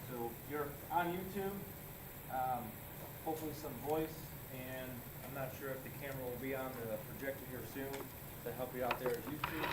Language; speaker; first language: English; native; English